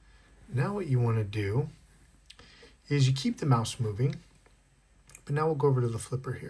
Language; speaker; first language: English; native; English